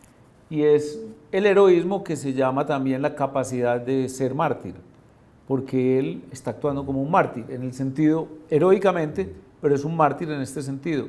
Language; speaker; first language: Spanish; native; Spanish